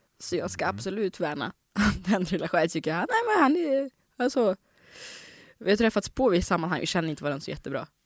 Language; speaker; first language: Swedish; native; Swedish